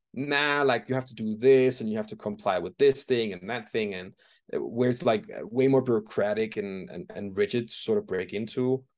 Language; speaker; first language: English; non-native, fluent; Danish